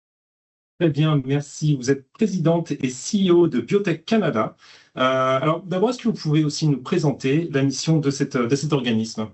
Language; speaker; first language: French; native; French